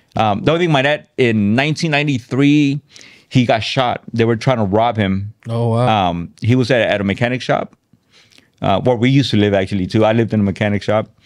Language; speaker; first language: English; native; English